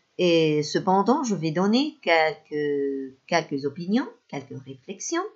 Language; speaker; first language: French; non-native, fluent; Spanish